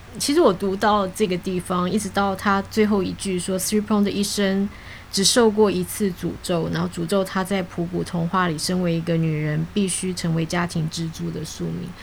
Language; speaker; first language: Chinese; native; Chinese